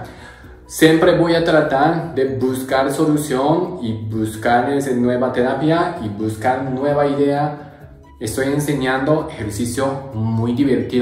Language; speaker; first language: Spanish; non-native, learner; Japanese